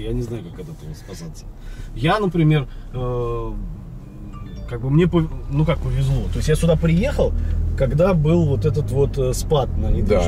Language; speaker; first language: Russian; native; Russian